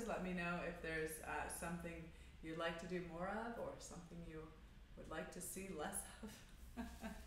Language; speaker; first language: English; native; English